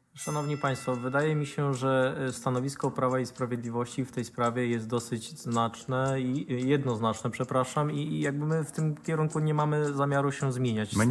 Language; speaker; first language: Polish; native; Polish